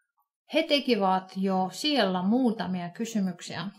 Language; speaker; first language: Finnish; non-native, fluent; Russian